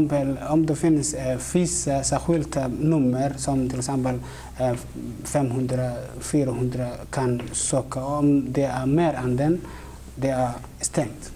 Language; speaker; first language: Swedish; non-native, fluent; Somali